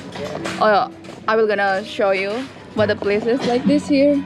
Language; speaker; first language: English; non-native, learner; Indonesian